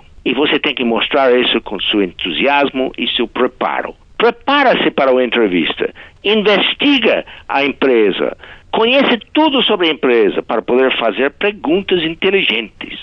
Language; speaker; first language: Portuguese; non-native, fluent; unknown